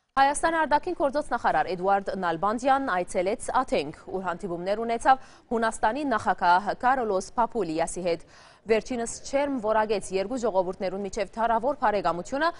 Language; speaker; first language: Armenian; early bilingual, heritage; Armenian